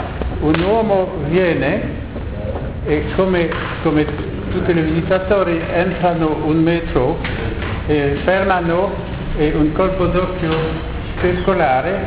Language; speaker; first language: Italian; non-native, learner; French